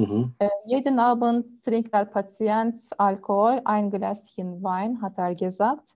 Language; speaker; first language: German; non-native, learner; Turkish